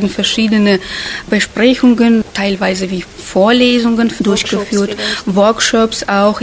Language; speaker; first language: German; non-native, fluent; Russian